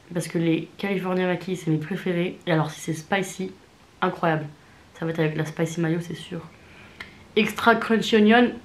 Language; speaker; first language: French; native; French